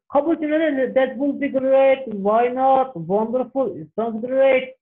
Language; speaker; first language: English; non-native, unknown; Turkish